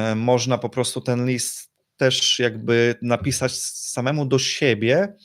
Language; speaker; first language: Polish; native; Polish